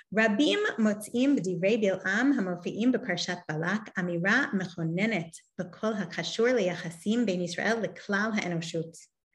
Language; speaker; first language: Hebrew; non-native, fluent; English